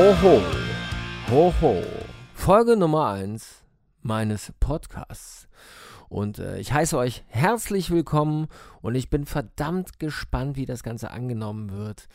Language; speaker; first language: German; native; German